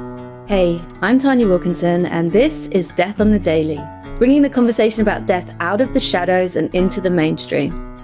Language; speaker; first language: English; native; English